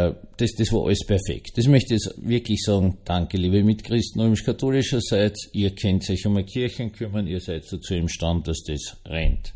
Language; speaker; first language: German; native; German